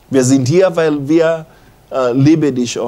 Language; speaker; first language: German; non-native, learner; English